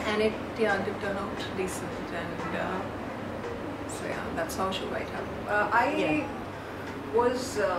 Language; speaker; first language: English; non-native, local second language; Hindi